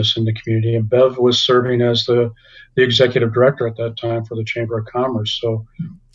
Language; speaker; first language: English; native; English